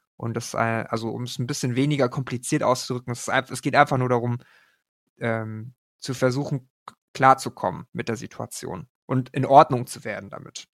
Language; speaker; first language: German; native; German